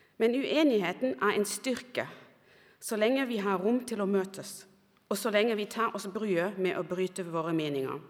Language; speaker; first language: Norwegian; non-native, fluent; German